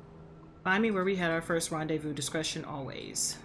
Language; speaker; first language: English; native; English